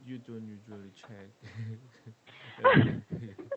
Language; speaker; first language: English; non-native, learner; Korean